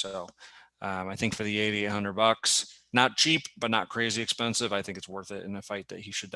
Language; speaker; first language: English; native; English